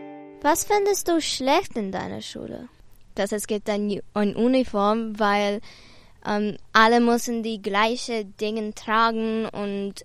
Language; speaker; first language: German; non-native, learner; English